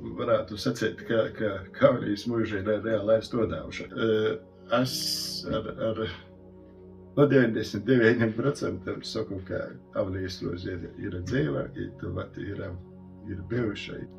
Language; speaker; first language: Latvian; native; Latvian